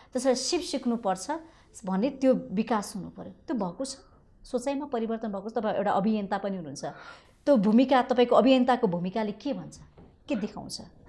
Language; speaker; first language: Nepali; native; Nepali